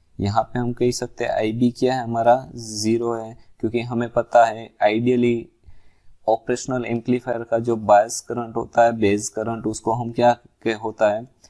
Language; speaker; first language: Hindi; non-native, local second language; Gujarati